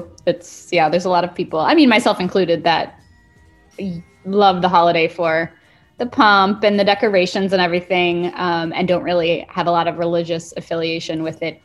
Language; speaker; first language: English; native; English